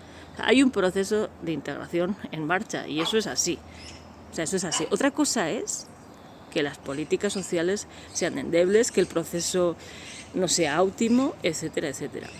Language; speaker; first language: Spanish; native; Spanish